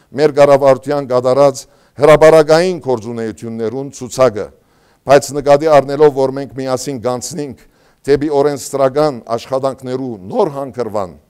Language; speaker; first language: Armenian; early bilingual, heritage; Armenian